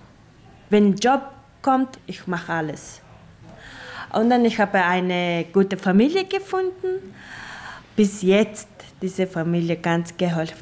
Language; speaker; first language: German; non-native, learner; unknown